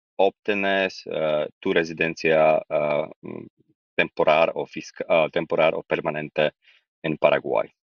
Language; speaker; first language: Spanish; non-native, learner; Slovak